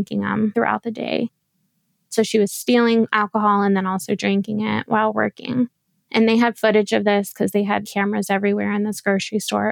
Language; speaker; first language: English; native; English